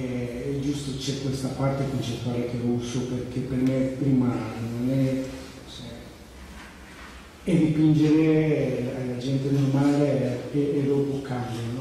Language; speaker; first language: Italian; non-native, fluent; Spanish